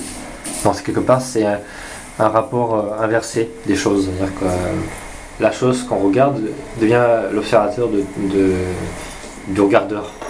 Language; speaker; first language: French; native; French